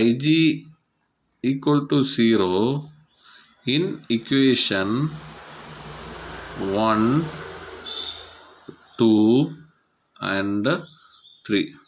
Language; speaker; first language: English; non-native, local second language; Tamil